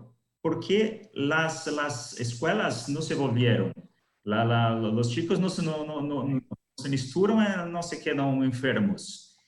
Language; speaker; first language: Spanish; non-native, learner; Portuguese